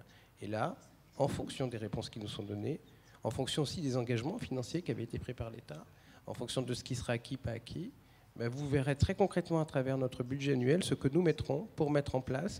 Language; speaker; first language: French; native; French